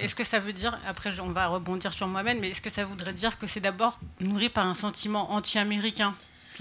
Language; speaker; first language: French; native; French